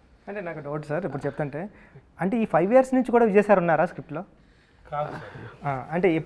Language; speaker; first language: Telugu; native; Telugu